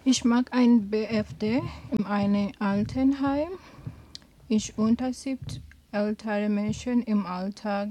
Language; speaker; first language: German; non-native, learner; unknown